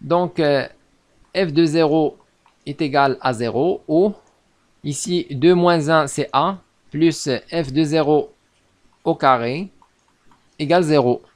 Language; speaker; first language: French; non-native, local second language; Arabic